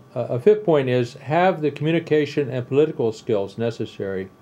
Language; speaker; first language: English; native; English